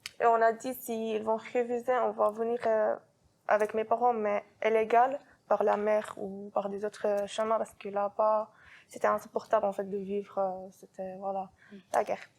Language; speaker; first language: French; non-native, fluent; Arabic